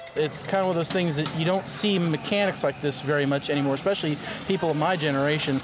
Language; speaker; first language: English; non-native, fluent; German